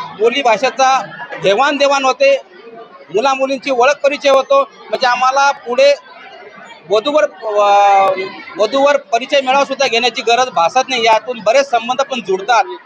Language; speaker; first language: Marathi; non-native, local second language; Lambadi